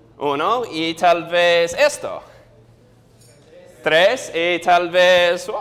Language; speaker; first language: Spanish; non-native, learner; English